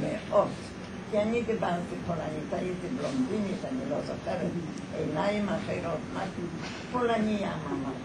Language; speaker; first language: Hebrew; non-native, fluent; Polish